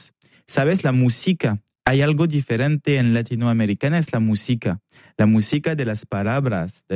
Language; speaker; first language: Spanish; non-native, fluent; French